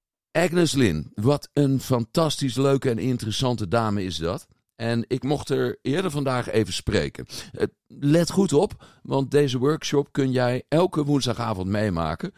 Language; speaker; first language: Dutch; native; Dutch